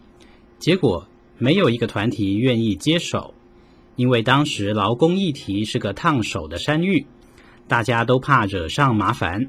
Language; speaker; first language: Chinese; native; Chinese